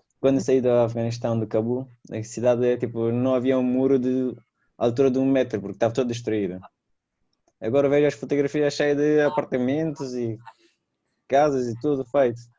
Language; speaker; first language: Portuguese; non-native, fluent; Persian